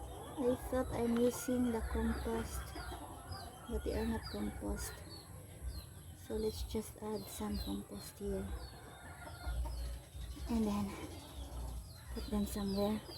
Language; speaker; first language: English; non-native, local second language; Filipino